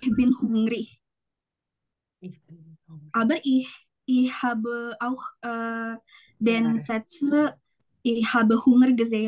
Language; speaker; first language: German; non-native, learner; Indonesian